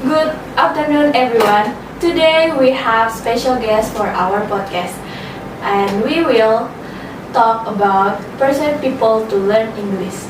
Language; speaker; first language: English; non-native, learner; Indonesian